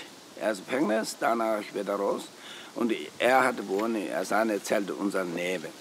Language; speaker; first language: German; non-native, learner; Tibetan